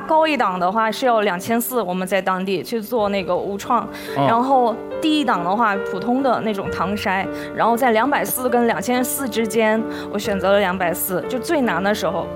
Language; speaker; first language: Chinese; native; Chinese